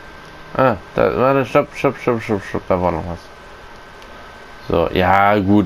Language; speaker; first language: German; native; German